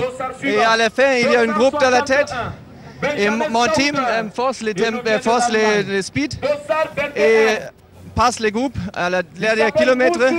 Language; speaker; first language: French; non-native, learner; German